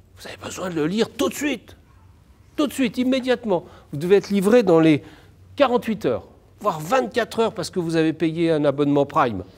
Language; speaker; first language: French; native; French